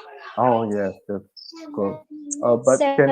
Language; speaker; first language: English; non-native, learner; Indonesian